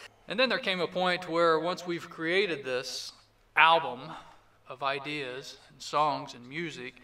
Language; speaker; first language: English; native; English